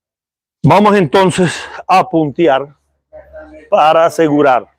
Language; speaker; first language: Spanish; native; Spanish